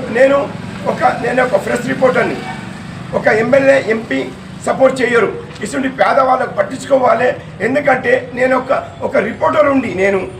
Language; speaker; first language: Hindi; non-native, local second language; Urdu